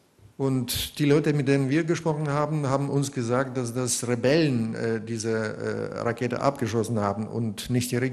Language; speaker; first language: German; non-native, fluent; Russian